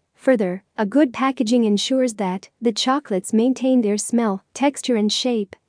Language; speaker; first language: English; non-native, learner; Arabic